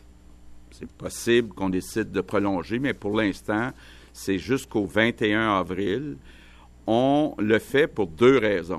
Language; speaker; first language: French; native; French